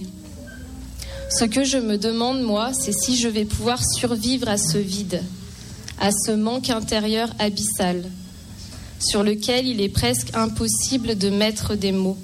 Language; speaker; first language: French; native; French